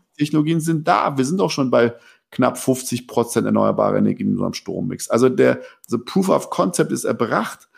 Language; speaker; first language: German; early bilingual, other home language; Persian